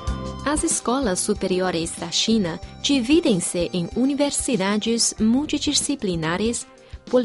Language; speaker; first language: Portuguese; non-native, fluent; Chinese